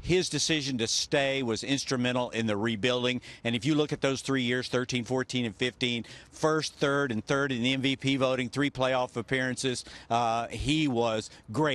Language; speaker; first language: English; native; English